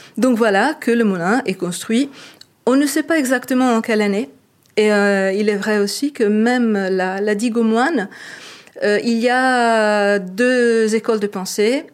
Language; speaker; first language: French; non-native, fluent; Italian